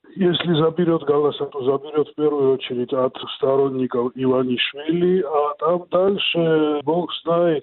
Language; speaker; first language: Russian; non-native, local second language; Georgian